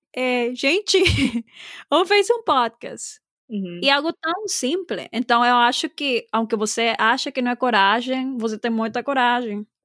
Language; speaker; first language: Portuguese; non-native, fluent; Spanish